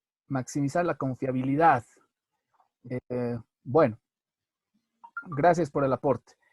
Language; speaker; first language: Spanish; native; Spanish